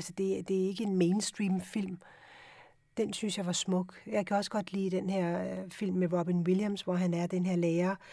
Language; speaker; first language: Danish; early bilingual, other home language; Urdu